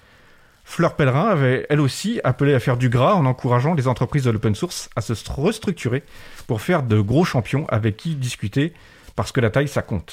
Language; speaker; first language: French; native; French